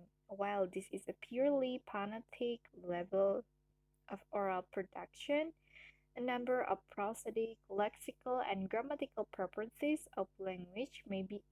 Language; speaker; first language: English; non-native, learner; Indonesian